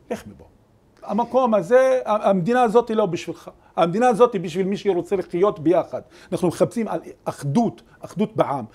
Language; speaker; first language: Hebrew; non-native, local second language; Arabic